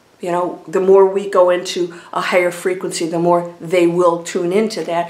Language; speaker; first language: English; native; English